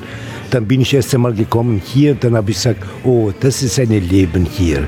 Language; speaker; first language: German; non-native, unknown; Italian